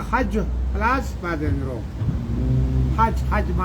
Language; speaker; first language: Arabic; non-native, learner; Pashto